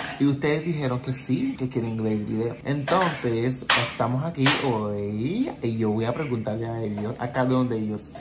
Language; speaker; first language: Spanish; non-native, fluent; English